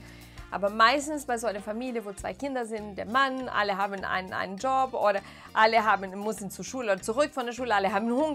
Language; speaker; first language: German; non-native, fluent; Portuguese